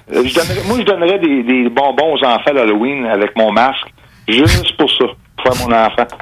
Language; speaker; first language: French; non-native, local second language; English